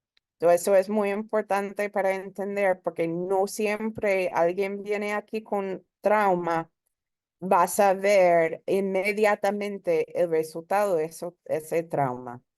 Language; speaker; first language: Spanish; early bilingual, heritage; Spanish